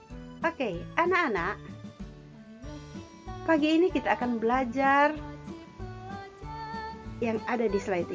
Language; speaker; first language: Indonesian; native; Indonesian